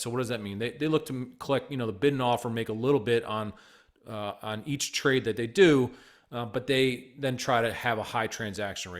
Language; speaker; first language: English; native; English